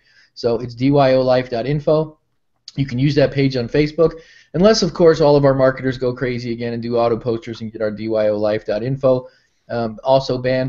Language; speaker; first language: English; native; English